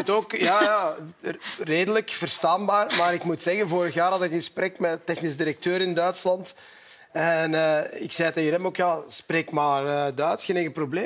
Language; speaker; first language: Dutch; native; Dutch